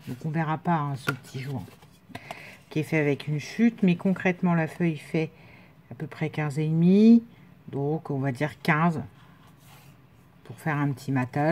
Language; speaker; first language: French; native; French